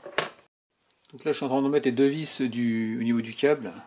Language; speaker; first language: French; native; French